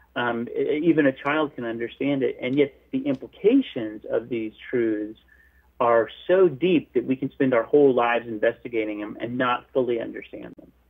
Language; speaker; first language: English; native; English